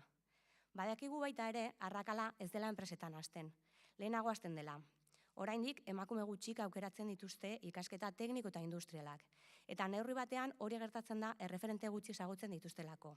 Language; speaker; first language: Basque; native; Basque